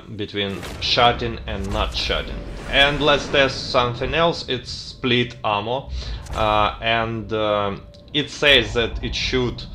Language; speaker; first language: English; non-native, fluent; Russian